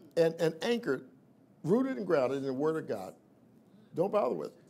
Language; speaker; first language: English; native; English